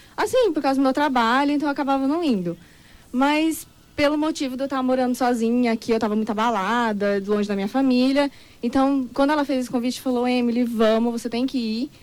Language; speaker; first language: Portuguese; native; Portuguese